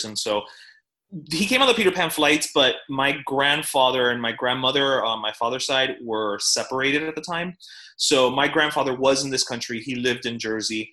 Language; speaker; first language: English; native; English